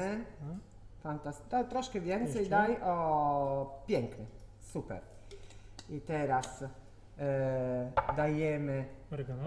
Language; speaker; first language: Polish; non-native, learner; Italian